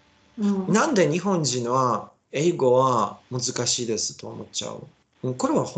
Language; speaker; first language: Japanese; non-native, learner; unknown